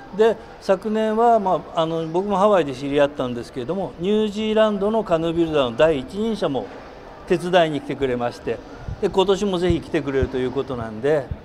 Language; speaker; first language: Japanese; native; Japanese